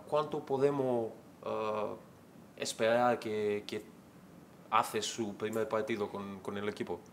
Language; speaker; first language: Spanish; non-native, learner; Greek